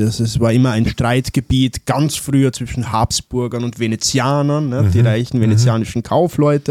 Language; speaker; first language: German; early bilingual, other home language; Italian